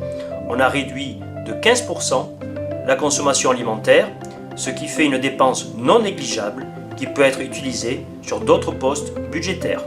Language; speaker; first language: French; native; French